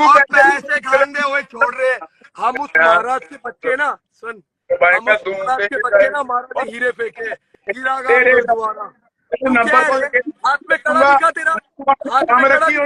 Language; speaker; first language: Hindi; non-native, local second language; Punjabi